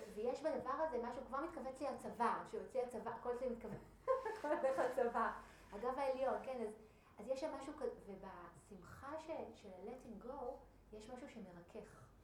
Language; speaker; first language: Hebrew; native; Hebrew